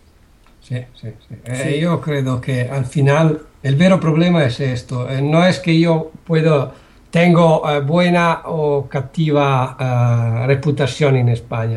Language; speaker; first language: Spanish; non-native, learner; Italian